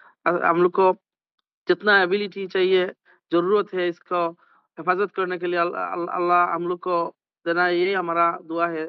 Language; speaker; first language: Hindi; non-native, learner; Bangla